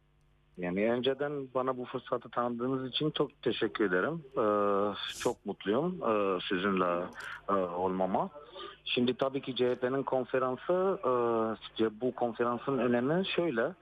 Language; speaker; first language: Turkish; non-native, fluent; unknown